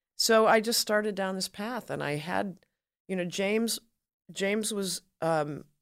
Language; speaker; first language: English; native; English